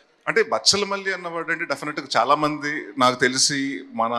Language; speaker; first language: Telugu; native; Telugu